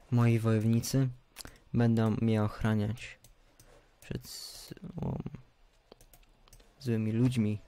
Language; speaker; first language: Polish; early bilingual, heritage; Polish